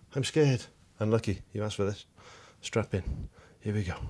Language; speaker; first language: English; native; English